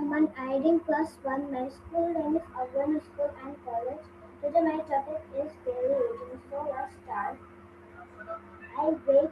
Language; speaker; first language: English; non-native, learner; Bangla